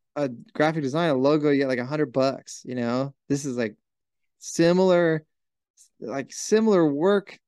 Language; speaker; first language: English; native; English